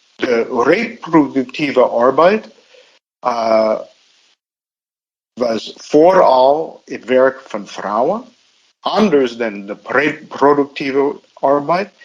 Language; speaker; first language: Dutch; non-native, fluent; English